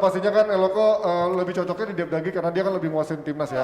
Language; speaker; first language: Indonesian; native; Indonesian